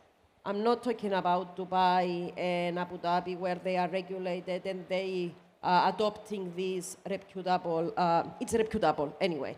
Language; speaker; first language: English; non-native, fluent; Greek